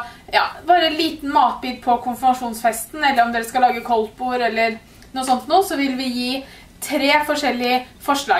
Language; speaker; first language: Norwegian; native; Norwegian